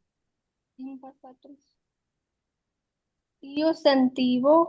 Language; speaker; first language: Italian; non-native, learner; Urdu